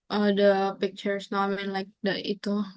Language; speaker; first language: English; non-native, learner; Indonesian